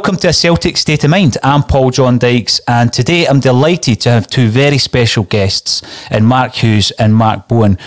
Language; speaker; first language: English; native; English